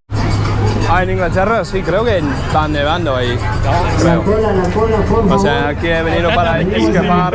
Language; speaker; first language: Spanish; non-native, fluent; English